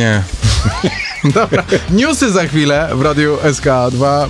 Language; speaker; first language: Polish; native; Polish